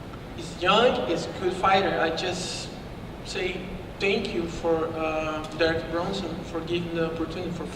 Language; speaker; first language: English; non-native, learner; Portuguese